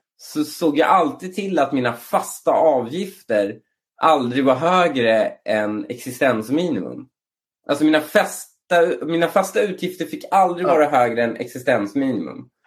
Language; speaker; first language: Swedish; early bilingual, other home language; Persian